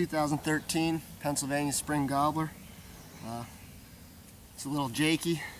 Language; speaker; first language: English; native; English